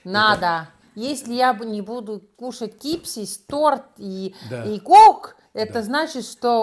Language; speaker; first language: Russian; non-native, learner; Estonian